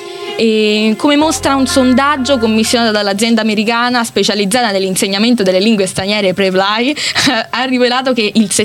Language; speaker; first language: Italian; native; Italian